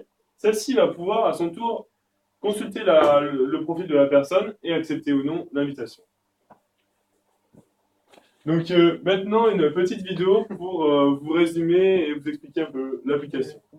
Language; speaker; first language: French; native; French